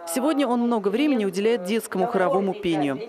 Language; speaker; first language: Russian; native; Russian